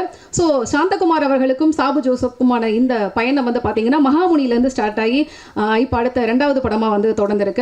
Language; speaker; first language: Tamil; native; Tamil